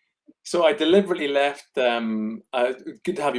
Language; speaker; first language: English; native; English